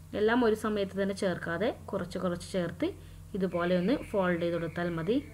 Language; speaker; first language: Malayalam; native; Malayalam